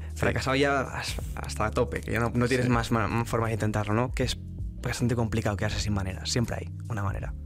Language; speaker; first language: Spanish; native; Spanish